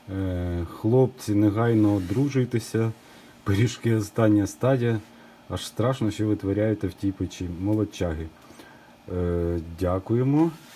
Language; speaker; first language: Ukrainian; non-native, local second language; Russian